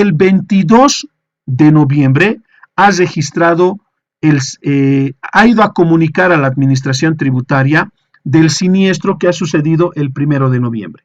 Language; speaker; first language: Spanish; native; Spanish